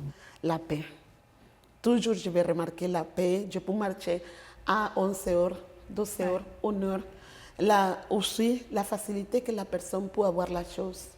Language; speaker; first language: French; non-native, fluent; Spanish